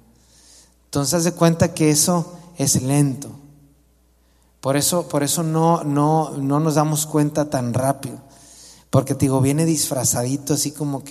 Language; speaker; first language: Spanish; native; Spanish